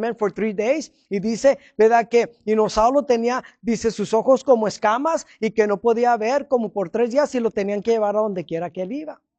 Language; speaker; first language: Spanish; early bilingual, heritage; Spanish